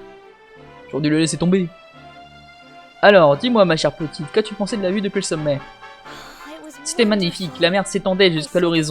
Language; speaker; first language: French; native; French